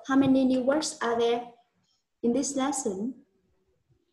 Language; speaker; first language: English; non-native, learner; Vietnamese